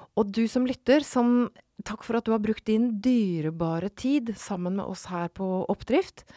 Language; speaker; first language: Norwegian; native; Norwegian